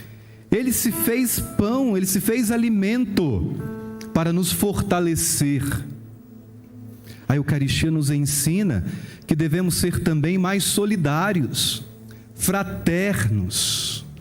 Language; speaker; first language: Portuguese; native; Portuguese